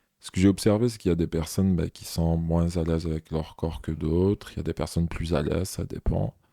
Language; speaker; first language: French; non-native, local second language; Arabic